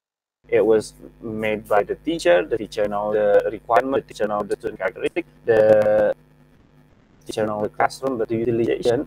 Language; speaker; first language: English; non-native, fluent; Indonesian